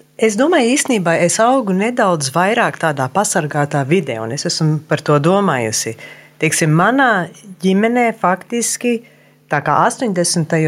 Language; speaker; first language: Latvian; early bilingual, heritage; Latvian